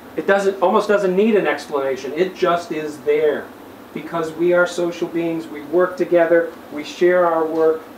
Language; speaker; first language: English; native; English